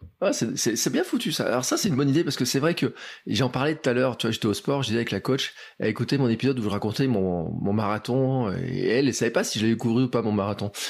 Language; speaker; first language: French; native; French